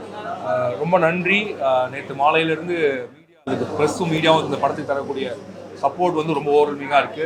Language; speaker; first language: Tamil; native; Tamil